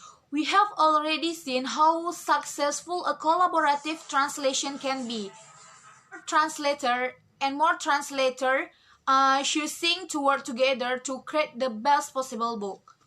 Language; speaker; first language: English; non-native, learner; Indonesian